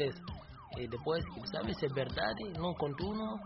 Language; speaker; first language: Spanish; non-native, learner; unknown